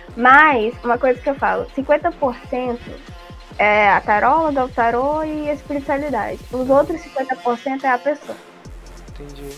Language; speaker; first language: Portuguese; native; Portuguese